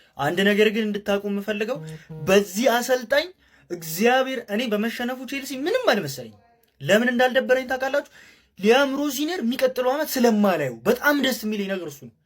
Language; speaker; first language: Amharic; native; Amharic